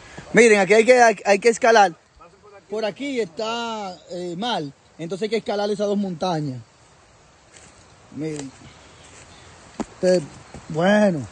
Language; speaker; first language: Spanish; native; Spanish